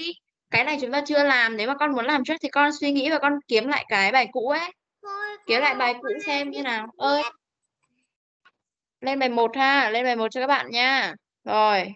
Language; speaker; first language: Vietnamese; native; Vietnamese